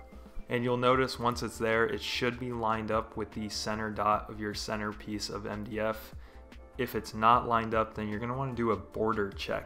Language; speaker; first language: English; native; English